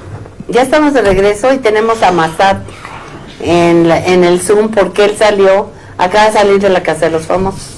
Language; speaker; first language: Spanish; native; Spanish